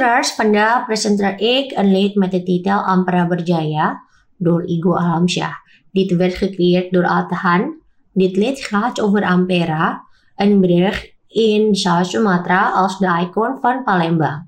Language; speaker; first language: Dutch; non-native, fluent; Indonesian